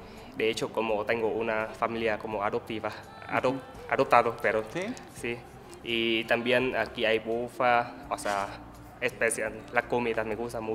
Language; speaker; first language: Spanish; non-native, learner; Vietnamese